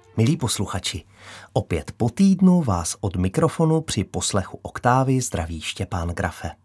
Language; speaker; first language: Czech; native; Czech